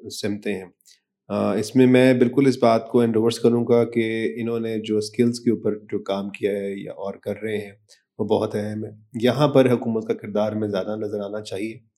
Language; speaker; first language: Urdu; native; Urdu